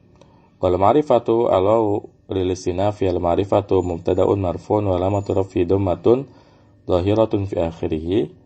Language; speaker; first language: Arabic; non-native, fluent; Indonesian